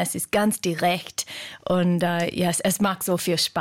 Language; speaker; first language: German; non-native, fluent; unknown